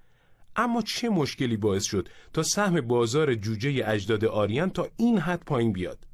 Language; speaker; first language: Persian; native; Persian